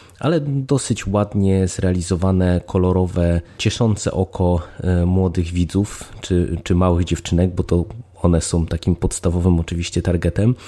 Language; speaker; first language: Polish; native; Polish